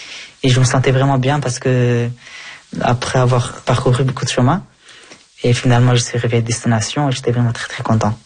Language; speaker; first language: French; early bilingual, other home language; Persian